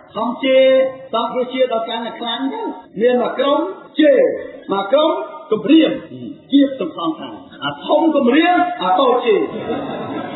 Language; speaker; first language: Khmer; native; Khmer